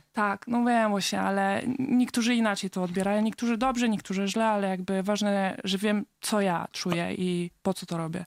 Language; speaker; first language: Polish; early bilingual, heritage; Polish